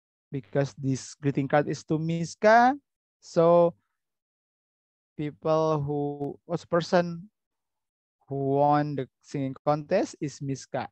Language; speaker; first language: English; non-native, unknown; Indonesian